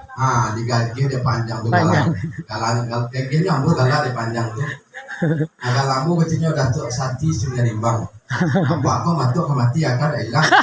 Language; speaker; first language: Indonesian; native; Indonesian